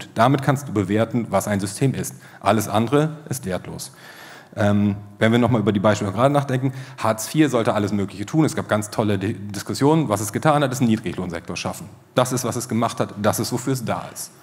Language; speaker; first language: German; native; German